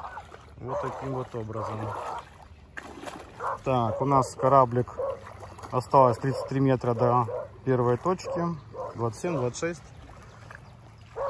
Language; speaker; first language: Russian; native; Russian